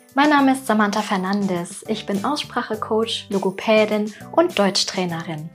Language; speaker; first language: German; native; German